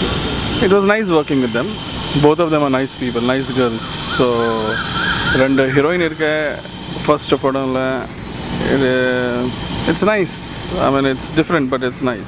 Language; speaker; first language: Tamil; non-native, learner; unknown